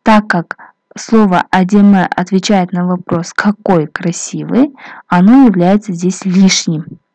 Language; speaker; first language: Russian; non-native, local second language; Kazakh